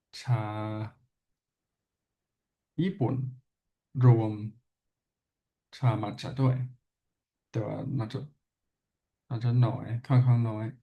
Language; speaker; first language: Thai; non-native, learner; English